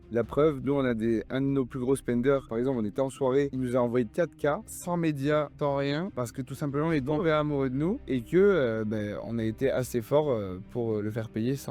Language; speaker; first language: French; native; French